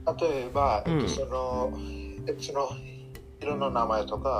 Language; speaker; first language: Japanese; non-native, learner; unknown